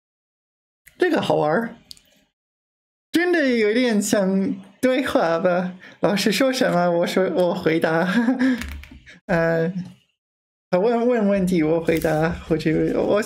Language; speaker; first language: Chinese; non-native, learner; English